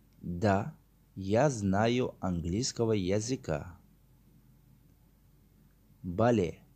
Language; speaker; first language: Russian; non-native, learner; Tajik